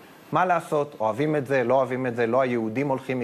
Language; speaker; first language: Hebrew; native; Hebrew